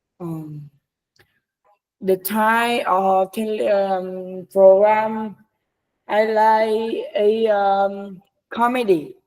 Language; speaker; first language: English; non-native, learner; Vietnamese